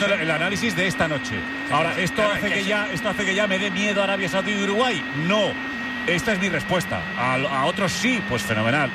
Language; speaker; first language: Spanish; native; Spanish